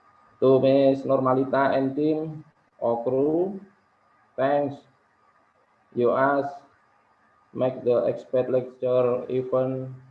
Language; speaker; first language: English; non-native, local second language; Indonesian